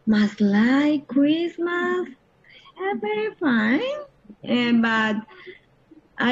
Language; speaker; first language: English; non-native, learner; Spanish